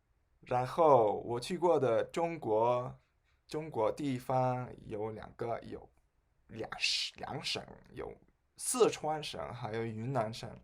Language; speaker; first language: Chinese; non-native, fluent; Spanish